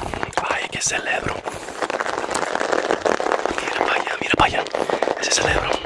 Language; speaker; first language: Spanish; non-native, fluent; English